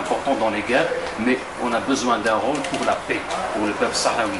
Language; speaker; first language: French; non-native, local second language; Arabic